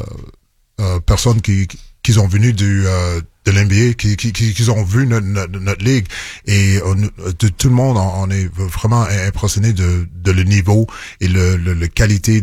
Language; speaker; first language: French; non-native, local second language; English